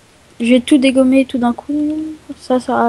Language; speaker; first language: French; native; French